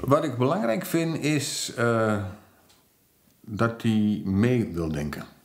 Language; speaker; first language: Dutch; native; Dutch